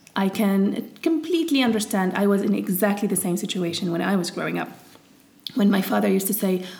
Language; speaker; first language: English; early bilingual, heritage; Arabic